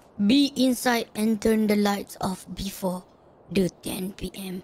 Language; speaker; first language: English; non-native, local second language; Malay